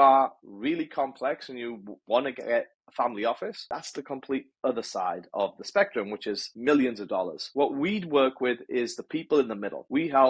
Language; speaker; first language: English; native; English